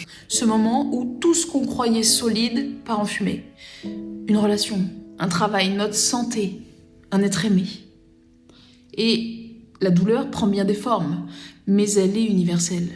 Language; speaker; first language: French; native; French